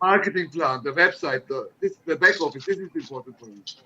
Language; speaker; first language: English; non-native, learner; Turkish